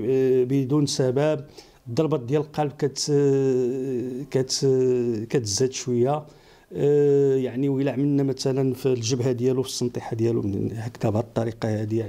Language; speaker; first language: Arabic; native; Arabic